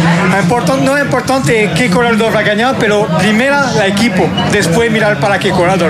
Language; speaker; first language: Portuguese; non-native, learner; French